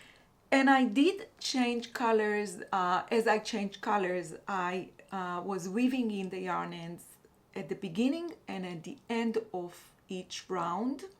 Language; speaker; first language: English; non-native, fluent; Hebrew